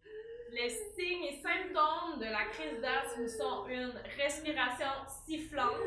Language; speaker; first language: French; native; French